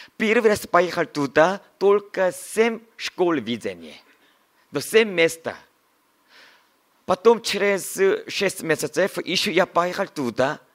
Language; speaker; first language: Russian; non-native, learner; Korean